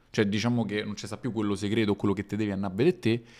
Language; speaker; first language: Italian; native; Italian